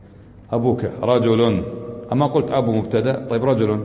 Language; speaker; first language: Arabic; native; Arabic